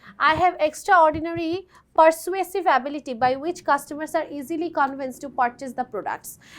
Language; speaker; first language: English; non-native, local second language; Bangla